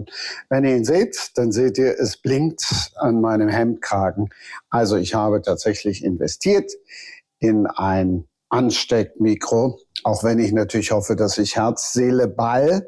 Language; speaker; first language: German; native; German